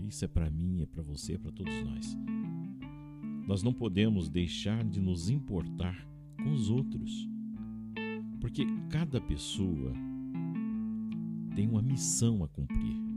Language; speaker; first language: Portuguese; native; Portuguese